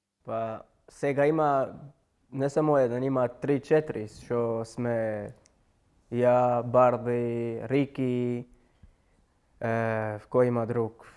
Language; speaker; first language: Macedonian; non-native, learner; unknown